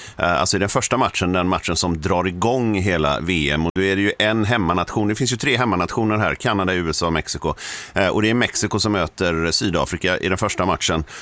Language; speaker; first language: Swedish; native; Swedish